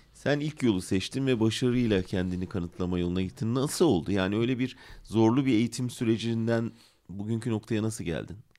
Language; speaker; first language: Turkish; native; Turkish